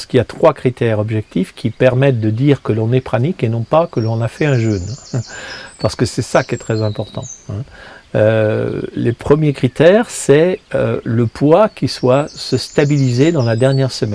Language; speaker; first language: French; native; French